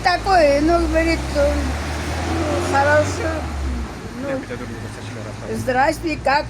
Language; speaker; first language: Russian; non-native, local second language; Armenian